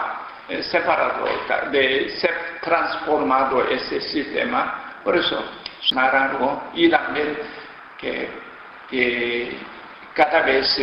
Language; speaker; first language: Spanish; non-native, learner; Korean